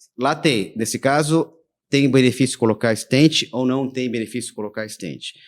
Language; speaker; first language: Portuguese; early bilingual, other home language; Korean